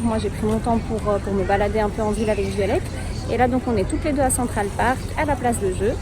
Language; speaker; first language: French; native; French